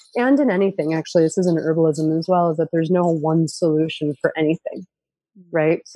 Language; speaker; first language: English; native; English